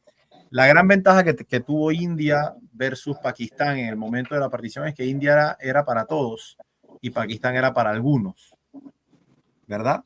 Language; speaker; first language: Spanish; native; Spanish